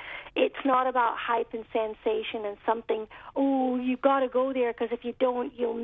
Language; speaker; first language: English; native; English